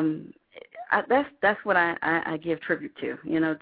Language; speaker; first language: English; native; English